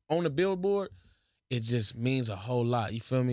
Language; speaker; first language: English; native; English